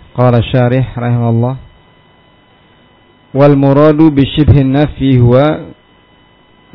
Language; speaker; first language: Arabic; non-native, fluent; Indonesian